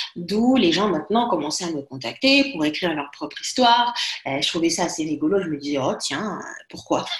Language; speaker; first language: French; non-native, local second language; Lingala